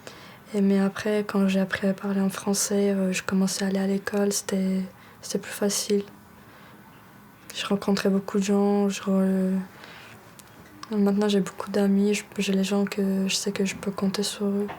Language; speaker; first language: French; early bilingual, other home language; Georgian